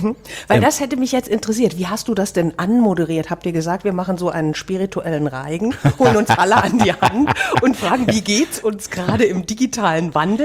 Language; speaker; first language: German; native; German